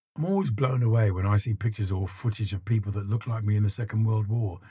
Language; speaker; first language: English; native; English